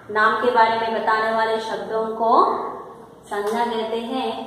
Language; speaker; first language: Hindi; non-native, local second language; Telugu